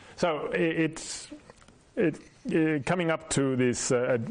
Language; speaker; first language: English; native; English